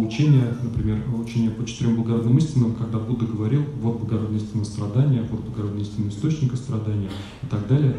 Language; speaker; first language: Russian; native; Russian